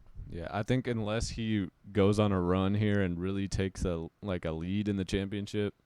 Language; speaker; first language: English; native; English